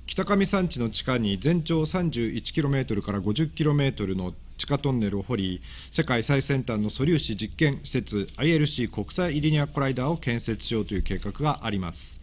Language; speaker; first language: Japanese; native; Japanese